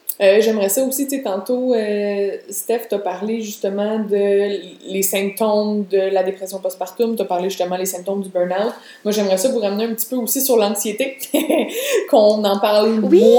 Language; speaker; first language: French; native; French